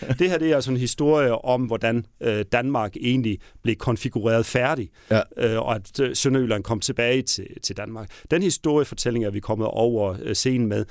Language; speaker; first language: Danish; native; Danish